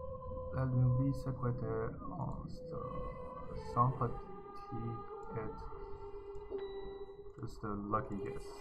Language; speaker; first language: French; non-native, learner; Chinese